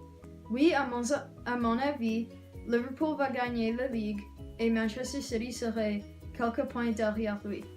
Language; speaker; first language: French; non-native, learner; English